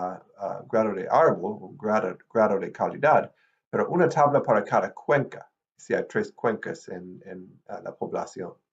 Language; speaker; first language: Spanish; non-native, fluent; English